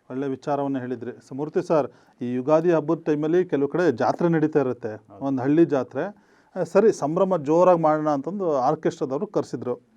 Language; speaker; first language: Kannada; native; Kannada